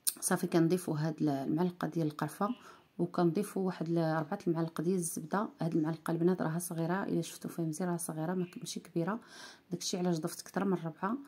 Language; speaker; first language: Arabic; native; Arabic